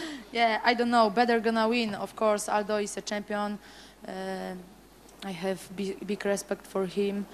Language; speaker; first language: English; non-native, fluent; Polish